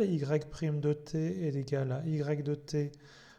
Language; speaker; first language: French; native; French